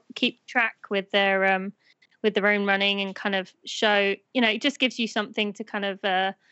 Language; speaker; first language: English; native; English